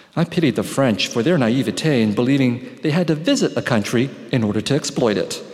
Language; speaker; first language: English; native; English